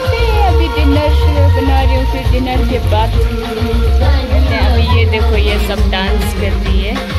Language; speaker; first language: Hindi; native; Hindi